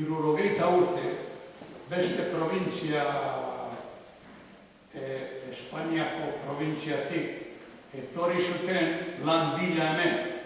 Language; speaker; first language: Basque; non-native, learner; Croatian